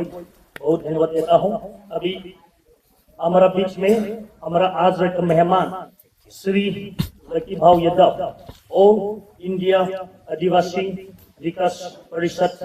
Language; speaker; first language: Hindi; non-native, local second language; Thado Chin